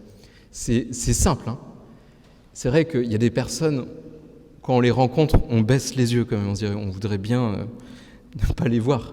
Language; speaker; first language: French; native; French